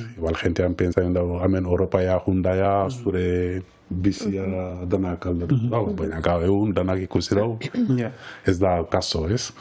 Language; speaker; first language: Basque; non-native, learner; Wolof